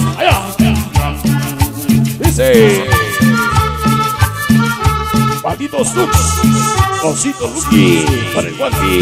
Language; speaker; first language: Spanish; native; Spanish